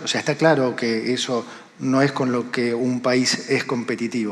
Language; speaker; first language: Spanish; native; Spanish